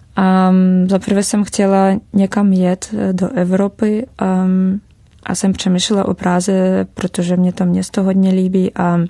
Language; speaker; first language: Czech; non-native, fluent; Russian